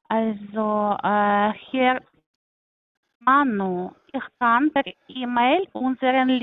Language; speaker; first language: German; non-native, learner; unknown